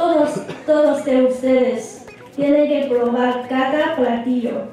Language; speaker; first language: Spanish; non-native, fluent; Chinese